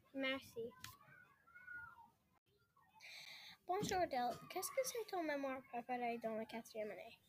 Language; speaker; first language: French; non-native, learner; English